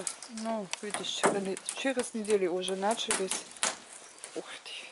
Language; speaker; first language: Russian; non-native, learner; German